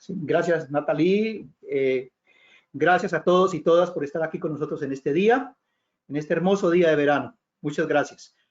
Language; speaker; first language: Spanish; native; Spanish